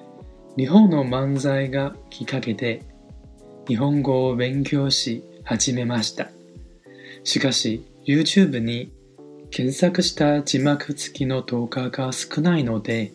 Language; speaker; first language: Japanese; non-native, fluent; Chinese